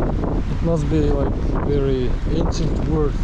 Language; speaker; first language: English; non-native, learner; Bashkir